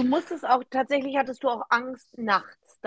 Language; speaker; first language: German; native; German